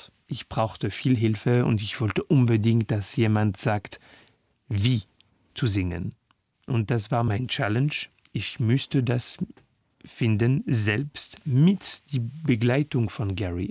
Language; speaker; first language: German; non-native, learner; French